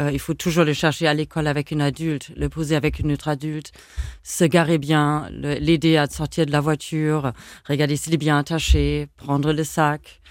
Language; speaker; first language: French; non-native, fluent; German